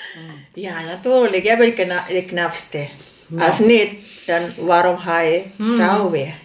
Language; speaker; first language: Dutch; non-native, learner; Indonesian